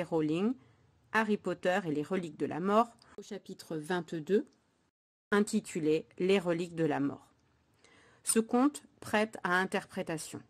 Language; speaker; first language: French; native; French